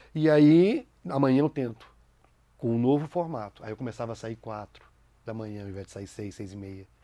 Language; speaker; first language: Portuguese; native; Portuguese